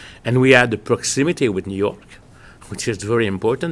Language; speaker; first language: English; non-native, fluent; French